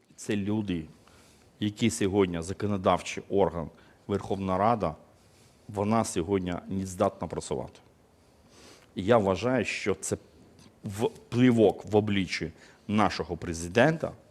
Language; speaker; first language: Ukrainian; non-native, fluent; Georgian